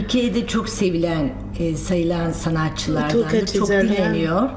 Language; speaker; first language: Turkish; native; Turkish